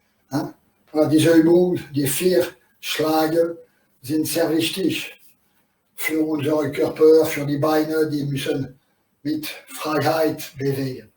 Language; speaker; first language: German; non-native, learner; French